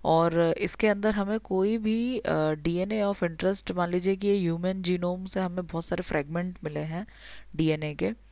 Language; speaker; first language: Hindi; native; Hindi